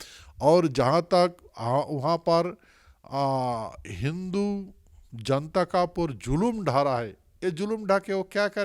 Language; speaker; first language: Hindi; non-native, local second language; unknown